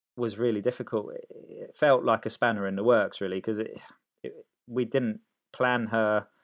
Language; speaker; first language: English; native; English